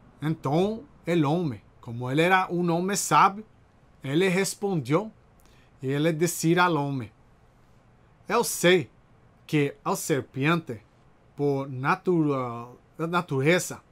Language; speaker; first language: Portuguese; non-native, learner; Spanish